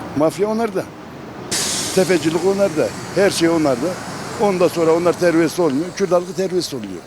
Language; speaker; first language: Turkish; non-native, local second language; Kurdish